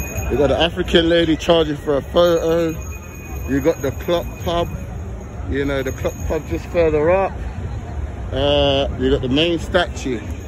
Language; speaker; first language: English; native; English